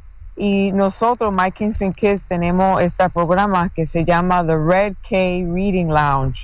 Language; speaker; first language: Spanish; non-native, fluent; English